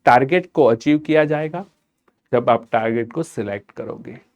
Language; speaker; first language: Hindi; non-native, local second language; Gujarati